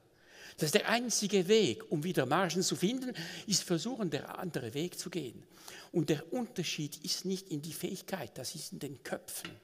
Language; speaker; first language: German; non-native, local second language; French